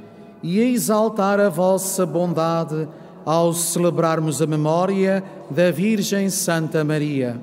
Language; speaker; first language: Portuguese; native; Portuguese